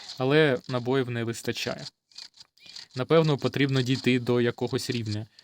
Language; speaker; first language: Ukrainian; non-native, local second language; Russian